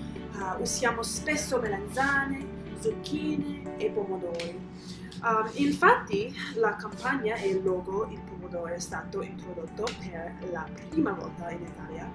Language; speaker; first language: Italian; non-native, learner; English